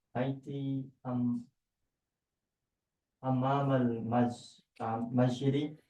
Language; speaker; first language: Arabic; non-native, learner; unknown